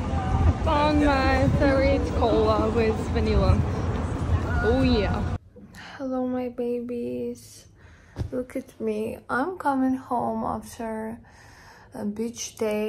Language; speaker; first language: English; non-native, learner; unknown